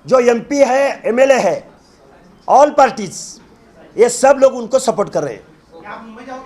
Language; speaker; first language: Hindi; non-native, local second language; Marathi